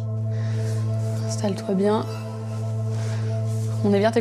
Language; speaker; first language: French; native; French